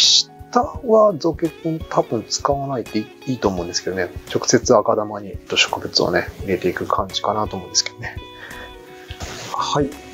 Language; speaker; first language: Japanese; native; Japanese